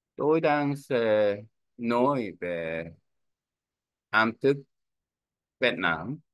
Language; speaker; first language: Vietnamese; non-native, learner; Korean